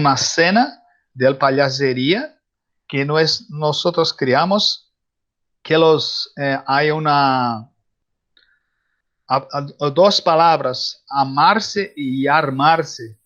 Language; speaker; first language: Spanish; non-native, learner; Portuguese